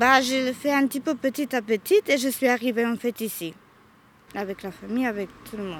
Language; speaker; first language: French; non-native, learner; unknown